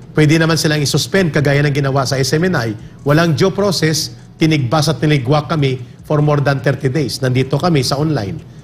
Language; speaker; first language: Filipino; non-native, local second language; Cebuano